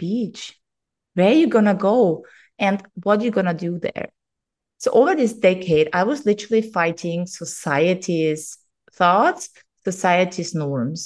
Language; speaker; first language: English; non-native, fluent; German